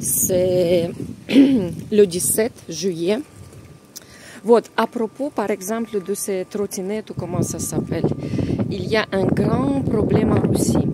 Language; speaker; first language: French; non-native, fluent; Russian